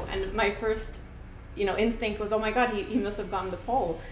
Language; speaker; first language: English; non-native, fluent; Portuguese